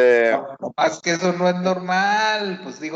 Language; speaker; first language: Spanish; native; Spanish